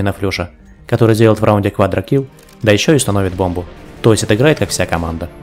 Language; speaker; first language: Russian; native; Russian